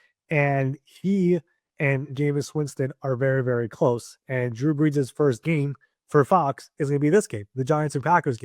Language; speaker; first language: English; native; English